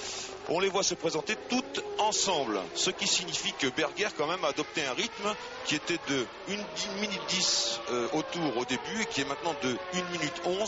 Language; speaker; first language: French; native; French